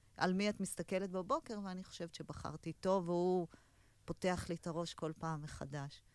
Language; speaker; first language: Hebrew; native; Hebrew